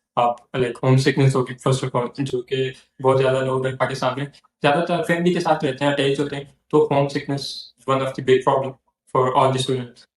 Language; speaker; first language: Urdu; non-native, local second language; Northern Hindko